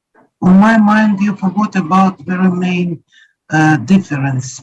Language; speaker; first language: English; non-native, learner; Ukrainian